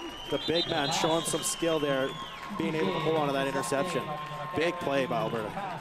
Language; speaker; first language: English; early bilingual, other home language; French